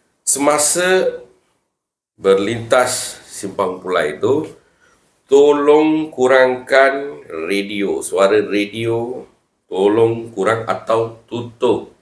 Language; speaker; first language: Malay; non-native, local second language; Tamil